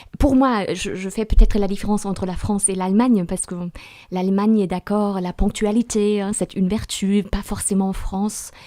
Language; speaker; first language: French; non-native, fluent; German